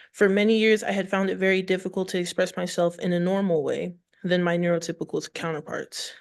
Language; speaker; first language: English; native; English